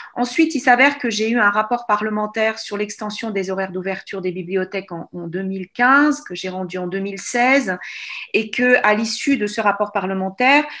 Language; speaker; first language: French; native; French